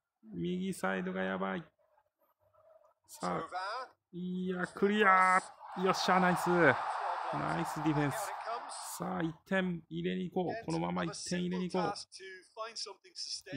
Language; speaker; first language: Japanese; native; Japanese